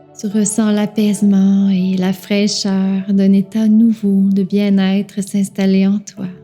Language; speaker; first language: French; native; French